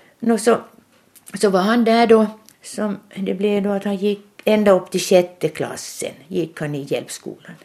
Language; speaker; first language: Swedish; native; Swedish